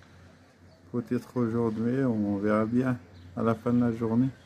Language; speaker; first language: French; non-native, fluent; Arabic